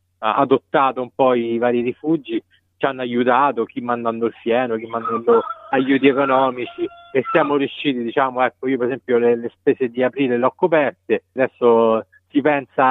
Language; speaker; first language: Italian; native; Italian